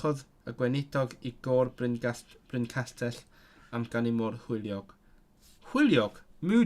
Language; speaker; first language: Welsh; non-native, learner; Cantonese